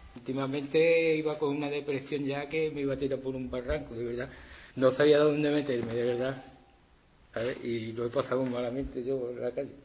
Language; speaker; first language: Spanish; native; Spanish